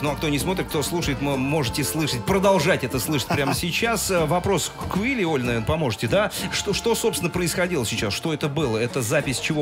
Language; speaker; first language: Russian; native; Russian